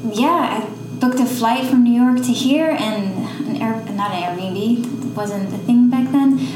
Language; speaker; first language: English; non-native, fluent; Dutch